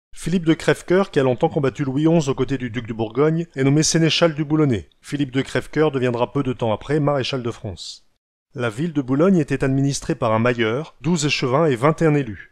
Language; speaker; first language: French; native; French